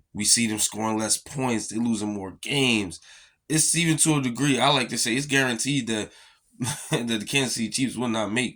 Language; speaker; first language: English; native; English